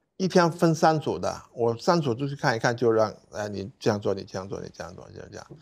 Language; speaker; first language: Chinese; non-native, fluent; Cantonese